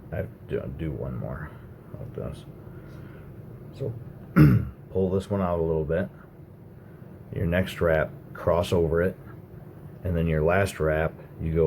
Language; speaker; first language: English; native; English